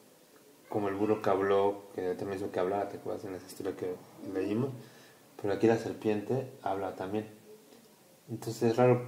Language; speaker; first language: Spanish; native; Spanish